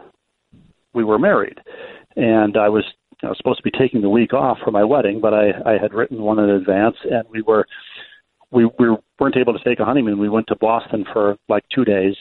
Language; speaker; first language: English; native; English